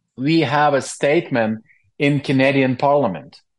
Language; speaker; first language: English; non-native, fluent; Ukrainian